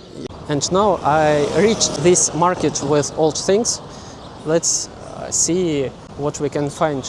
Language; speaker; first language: English; non-native, learner; Russian